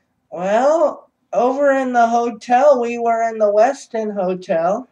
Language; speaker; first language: English; native; English